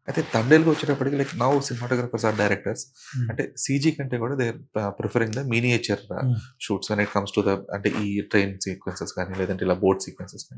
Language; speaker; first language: Telugu; native; Telugu